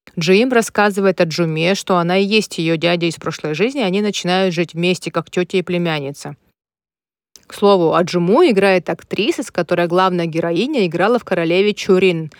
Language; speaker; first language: Russian; native; Russian